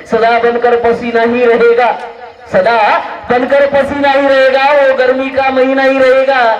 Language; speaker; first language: Hindi; non-native, local second language; Marathi